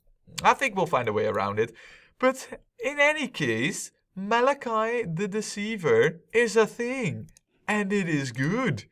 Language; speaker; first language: English; non-native, fluent; Dutch